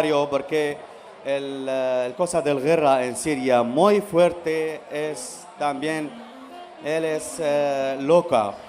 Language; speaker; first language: Spanish; non-native, learner; Arabic